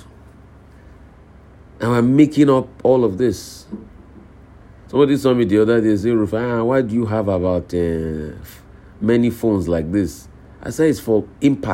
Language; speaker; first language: English; non-native, local second language; Yoruba